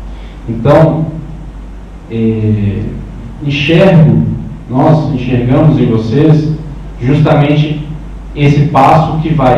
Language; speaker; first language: Portuguese; native; Portuguese